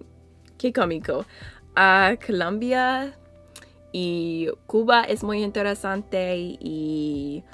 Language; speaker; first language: Spanish; non-native, learner; English